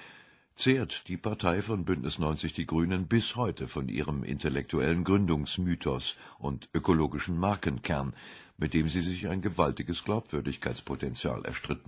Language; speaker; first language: German; native; German